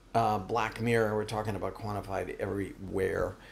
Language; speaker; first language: English; native; English